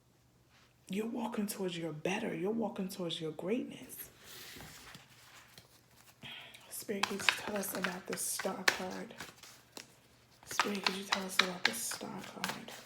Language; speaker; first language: English; native; English